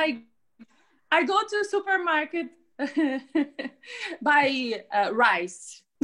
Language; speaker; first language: English; non-native, learner; Portuguese